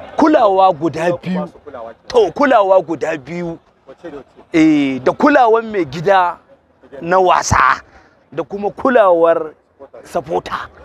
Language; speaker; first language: Hausa; native; Hausa